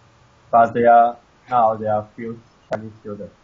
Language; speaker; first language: English; non-native, learner; Chinese